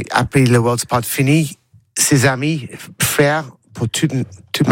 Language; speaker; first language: French; non-native, learner; English